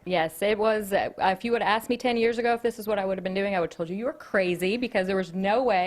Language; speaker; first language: English; native; English